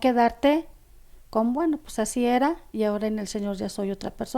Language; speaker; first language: Spanish; native; Spanish